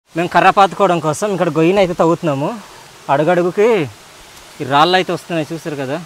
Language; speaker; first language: Telugu; non-native, local second language; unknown